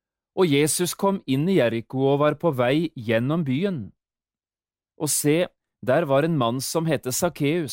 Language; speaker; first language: Norwegian; native; Norwegian